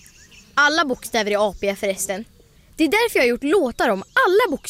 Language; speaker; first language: Swedish; native; Swedish